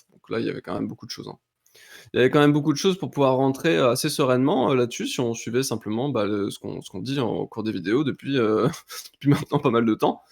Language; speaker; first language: French; native; French